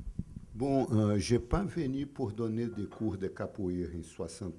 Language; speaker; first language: French; non-native, fluent; Portuguese